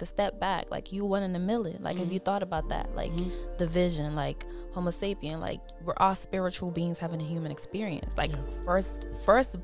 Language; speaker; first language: English; non-native, local second language; Akan